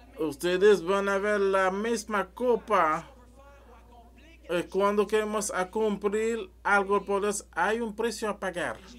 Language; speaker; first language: Spanish; non-native, learner; French